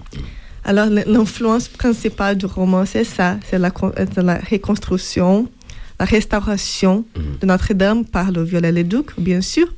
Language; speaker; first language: French; non-native, fluent; Portuguese